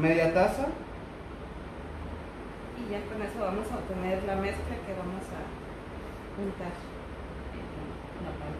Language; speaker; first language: Spanish; native; Spanish